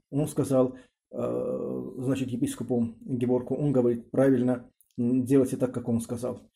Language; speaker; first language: Russian; non-native, local second language; Armenian